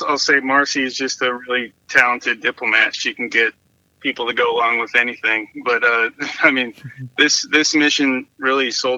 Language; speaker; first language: English; native; English